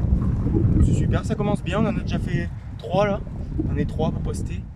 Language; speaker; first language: French; native; French